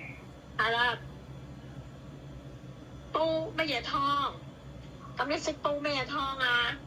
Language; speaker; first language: Chinese; non-native, learner; Indonesian